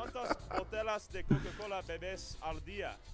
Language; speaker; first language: Spanish; non-native, learner; English